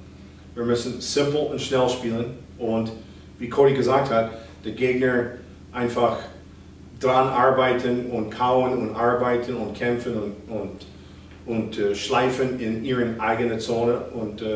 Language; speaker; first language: German; non-native, fluent; English